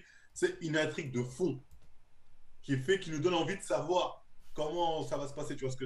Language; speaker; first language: French; native; French